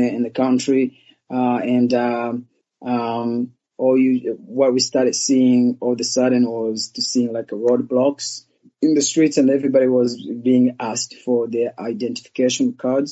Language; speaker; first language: English; non-native, local second language; Kinyarwanda